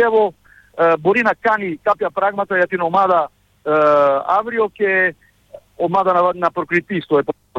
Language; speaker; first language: Greek; non-native, fluent; Serbian